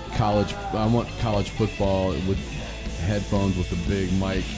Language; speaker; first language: English; native; English